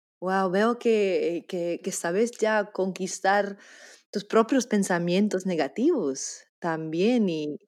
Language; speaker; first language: Spanish; non-native, fluent; English